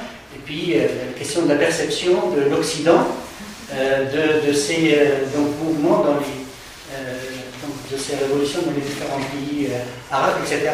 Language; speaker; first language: French; non-native, local second language; Arabic